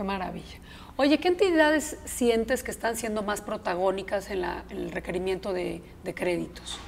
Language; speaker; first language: Spanish; native; Spanish